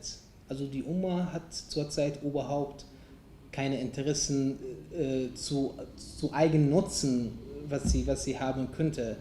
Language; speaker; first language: German; non-native, fluent; Arabic